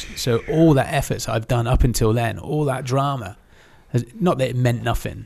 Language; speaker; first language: English; native; English